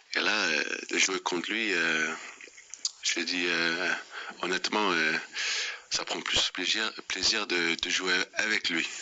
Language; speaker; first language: French; non-native, fluent; Danish